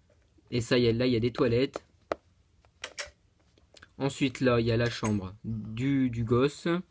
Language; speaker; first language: French; native; French